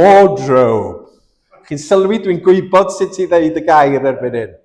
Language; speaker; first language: Welsh; native; Welsh